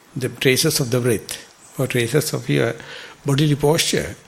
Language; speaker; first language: English; non-native, local second language; Sinhala